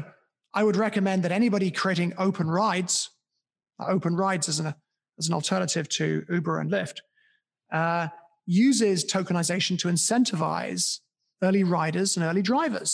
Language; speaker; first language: English; native; English